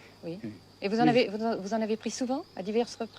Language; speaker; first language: French; native; French